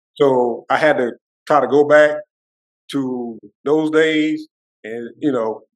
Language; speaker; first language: English; native; English